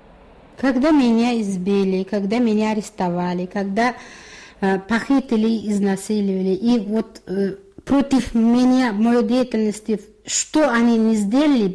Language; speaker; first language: Russian; non-native, local second language; Uzbek